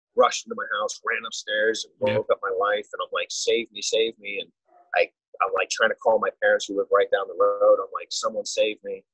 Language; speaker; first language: English; native; English